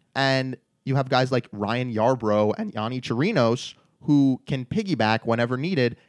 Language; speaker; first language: English; native; English